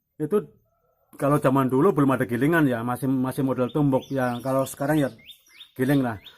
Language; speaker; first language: Indonesian; non-native, local second language; Javanese